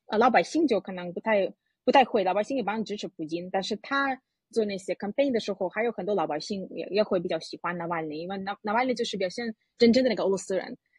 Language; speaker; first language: Chinese; non-native, fluent; Russian